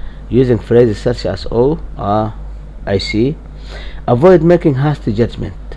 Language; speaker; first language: English; non-native, fluent; Arabic